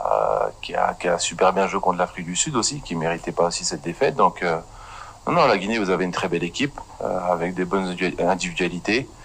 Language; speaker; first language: French; native; French